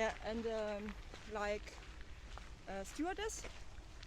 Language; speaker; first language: English; non-native, learner; German